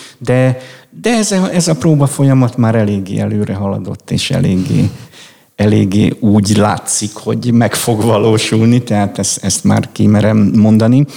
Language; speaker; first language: Hungarian; native; Hungarian